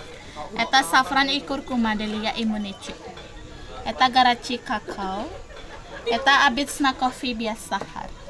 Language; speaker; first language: Russian; non-native, learner; Indonesian